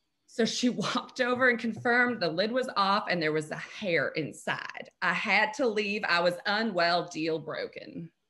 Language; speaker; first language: English; native; English